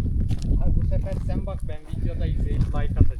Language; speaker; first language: Turkish; native; Turkish